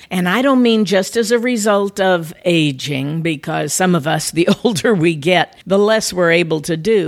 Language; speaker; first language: English; native; English